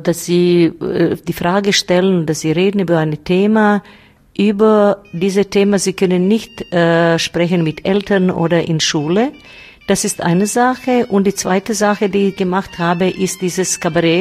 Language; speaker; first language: German; non-native, learner; Bosnian